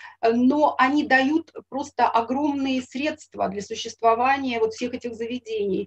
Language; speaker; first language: Russian; native; Russian